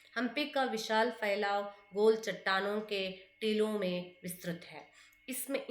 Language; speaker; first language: Hindi; non-native, local second language; Kannada